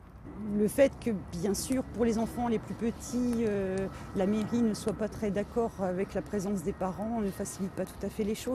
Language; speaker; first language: French; native; French